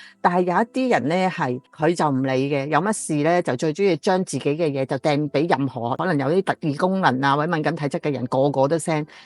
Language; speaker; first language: Cantonese; native; Cantonese